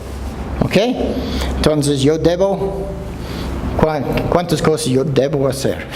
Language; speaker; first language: Spanish; non-native, fluent; English